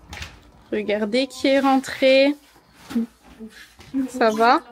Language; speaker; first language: French; native; French